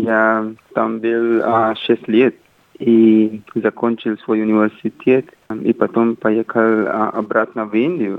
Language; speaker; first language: Russian; non-native, fluent; Hindi